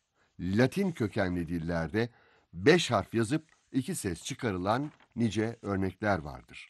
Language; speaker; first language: Turkish; native; Turkish